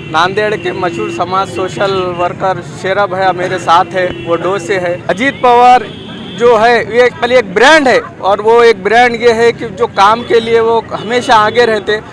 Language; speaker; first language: Hindi; non-native, local second language; Urdu